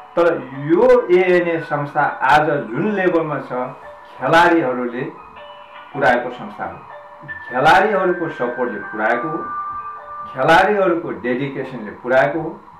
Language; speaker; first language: Nepali; non-native, local second language; Sherpa